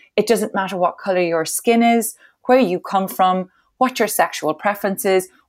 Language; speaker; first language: English; native; English